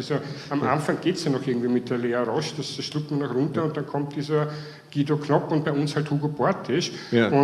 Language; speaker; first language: German; native; German